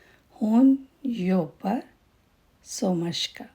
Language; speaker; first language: Swedish; non-native, fluent; Urdu